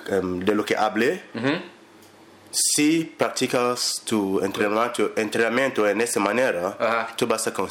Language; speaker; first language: Spanish; non-native, learner; English